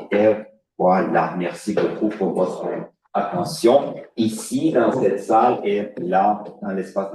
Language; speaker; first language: French; non-native, fluent; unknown